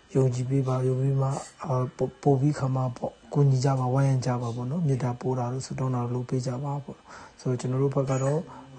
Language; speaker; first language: Burmese; non-native, local second language; Hakha Chin